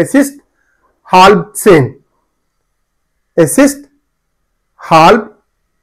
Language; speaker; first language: German; non-native, fluent; Telugu